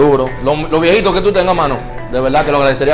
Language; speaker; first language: Spanish; native; Spanish